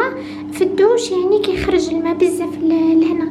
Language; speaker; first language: Arabic; native; Arabic